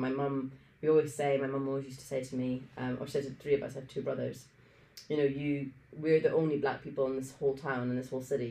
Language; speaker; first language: English; early bilingual, other home language; Arabic